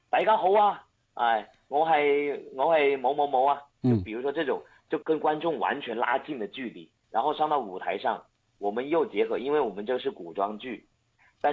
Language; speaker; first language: Chinese; non-native, local second language; Hakka Chinese